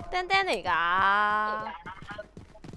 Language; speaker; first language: Chinese; native; Chinese